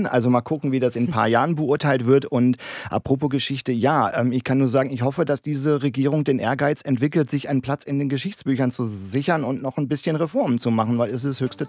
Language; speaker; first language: German; native; German